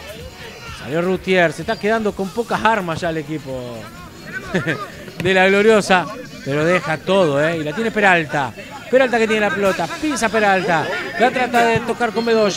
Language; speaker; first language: Spanish; native; Spanish